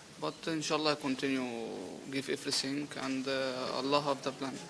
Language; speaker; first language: English; non-native, learner; Arabic